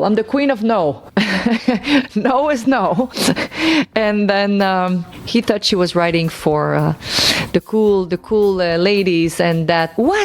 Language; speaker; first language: English; non-native, local second language; French